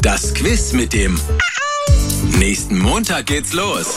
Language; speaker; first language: German; native; German